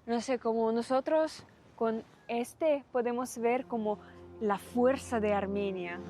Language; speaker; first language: Spanish; non-native, fluent; Russian